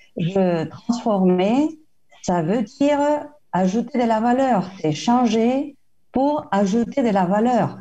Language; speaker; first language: French; non-native, fluent; Spanish